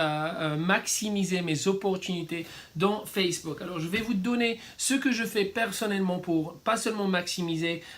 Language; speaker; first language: French; non-native, fluent; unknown